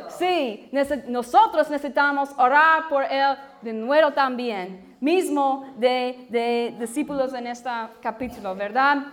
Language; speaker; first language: Spanish; non-native, learner; English